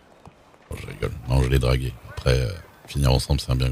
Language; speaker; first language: French; native; French